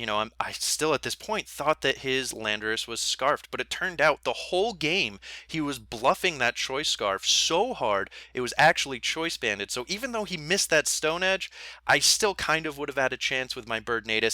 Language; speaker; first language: English; native; English